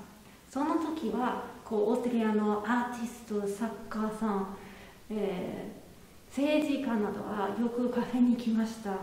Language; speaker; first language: Japanese; non-native, fluent; German